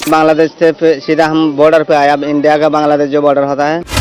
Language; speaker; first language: Hindi; non-native, fluent; Rohingya